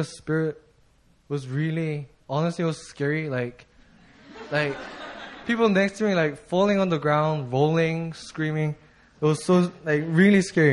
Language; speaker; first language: English; native; English